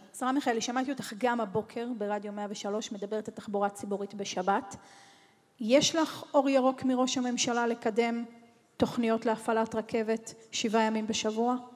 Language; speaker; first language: Hebrew; native; Hebrew